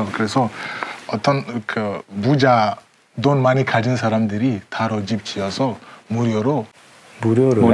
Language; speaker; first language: Korean; non-native, fluent; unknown